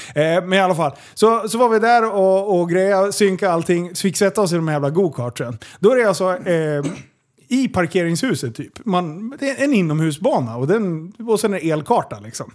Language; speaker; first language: Swedish; native; Swedish